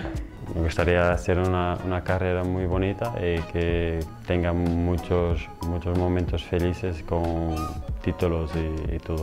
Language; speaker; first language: Spanish; non-native, learner; Portuguese